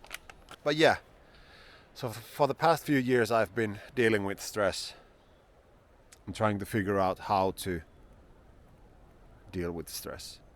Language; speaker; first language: English; non-native, fluent; Finnish